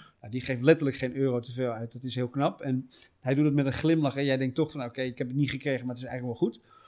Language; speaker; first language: Dutch; native; Dutch